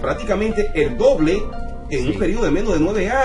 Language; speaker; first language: Spanish; native; Spanish